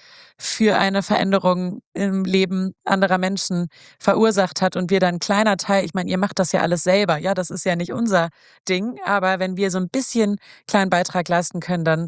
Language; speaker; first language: German; native; German